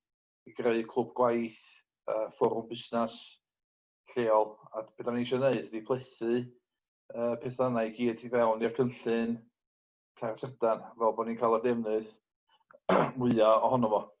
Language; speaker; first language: Welsh; native; Welsh